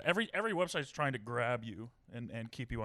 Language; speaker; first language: English; native; English